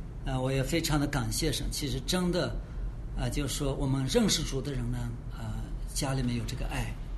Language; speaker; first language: Chinese; native; Chinese